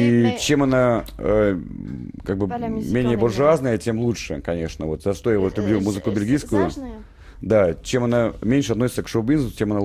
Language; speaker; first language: Russian; native; Russian